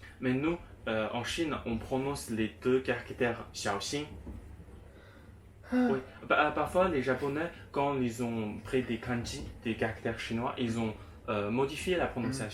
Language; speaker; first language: French; non-native, fluent; Chinese